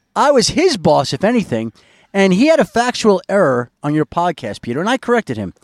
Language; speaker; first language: English; native; English